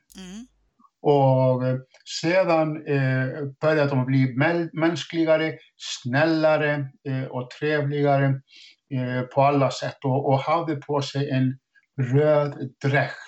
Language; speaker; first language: Swedish; non-native, fluent; Icelandic